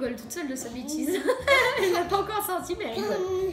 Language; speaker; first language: French; native; French